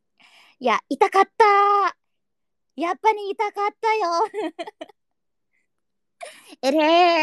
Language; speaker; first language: Japanese; non-native, learner; Indonesian